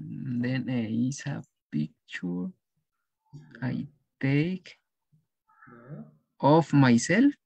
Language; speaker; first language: English; non-native, learner; Spanish